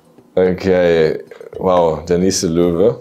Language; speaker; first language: German; native; German